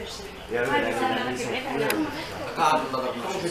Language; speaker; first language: French; non-native, fluent; Italian